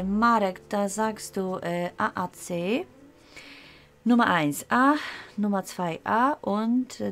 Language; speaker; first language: German; non-native, fluent; Polish